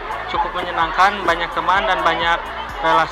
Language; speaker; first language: Indonesian; native; Indonesian